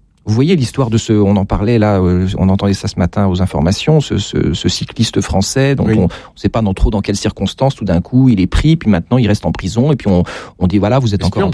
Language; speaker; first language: French; native; French